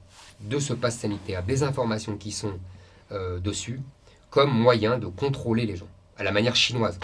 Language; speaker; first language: French; native; French